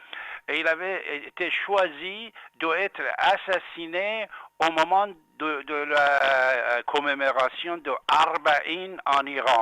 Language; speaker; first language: French; non-native, fluent; Persian